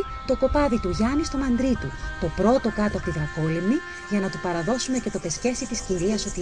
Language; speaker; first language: Greek; native; Greek